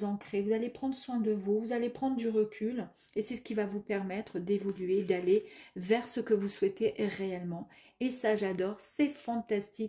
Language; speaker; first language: French; native; French